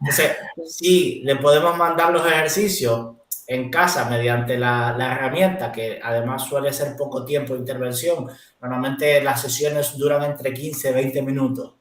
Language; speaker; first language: Spanish; native; Spanish